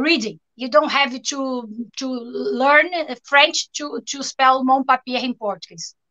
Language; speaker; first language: English; non-native, learner; Portuguese